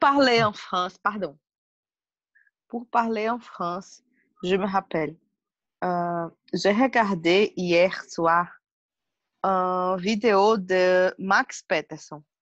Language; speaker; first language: French; non-native, learner; Portuguese